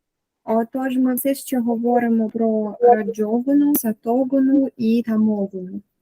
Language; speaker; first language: Ukrainian; native; Ukrainian